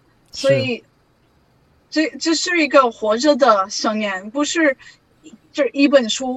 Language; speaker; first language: Chinese; non-native, learner; English